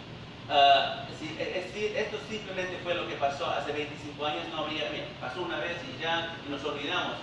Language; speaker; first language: Spanish; early bilingual, heritage; Spanish